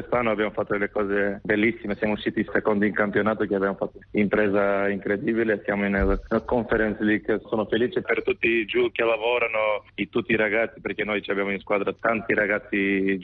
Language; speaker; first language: Italian; non-native, fluent; Macedonian